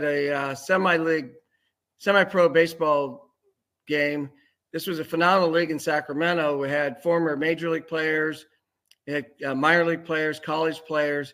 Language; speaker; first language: English; native; English